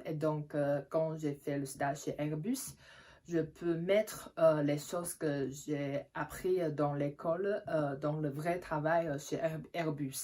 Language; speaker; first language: French; non-native, fluent; Chinese